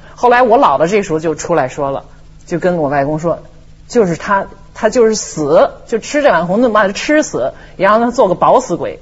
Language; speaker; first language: Chinese; native; Chinese